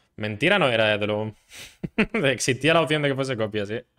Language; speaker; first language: Spanish; native; Spanish